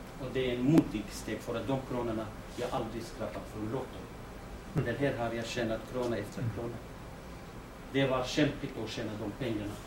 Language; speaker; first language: Swedish; non-native, fluent; Kurdish